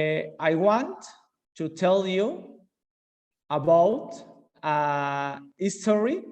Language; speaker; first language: English; non-native, learner; Spanish